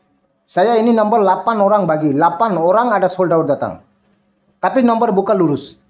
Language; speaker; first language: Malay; non-native, learner; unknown